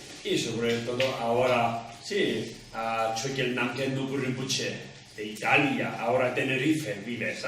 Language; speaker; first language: Spanish; non-native, learner; Tibetan